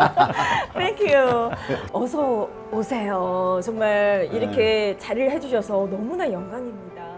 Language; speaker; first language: Korean; native; Korean